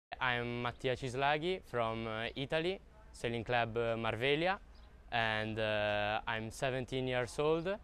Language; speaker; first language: English; non-native, learner; Italian